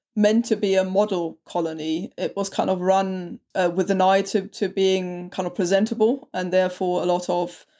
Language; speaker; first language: English; non-native, fluent; German